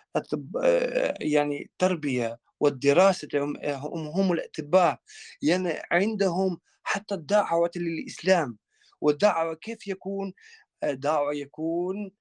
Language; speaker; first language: Arabic; non-native, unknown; Albanian